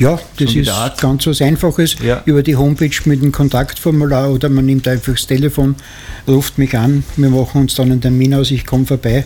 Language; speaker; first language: German; native; German